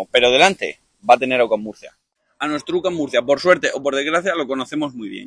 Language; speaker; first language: Spanish; native; Spanish